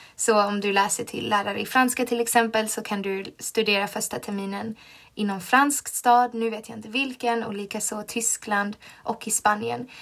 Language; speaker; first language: Swedish; native; Swedish